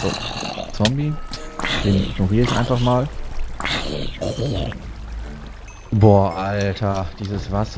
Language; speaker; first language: German; native; German